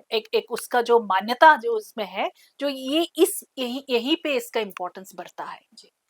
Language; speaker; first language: Hindi; non-native, local second language; Assamese